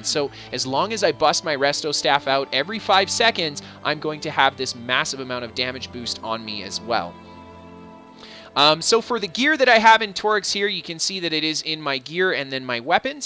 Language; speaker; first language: English; native; English